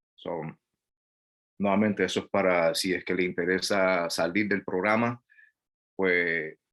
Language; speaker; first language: Spanish; non-native, fluent; English